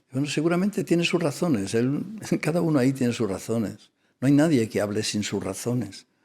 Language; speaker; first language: Spanish; non-native, local second language; Catalan